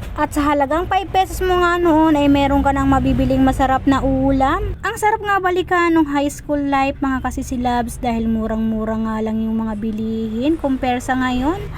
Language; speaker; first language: Filipino; non-native, local second language; Bikol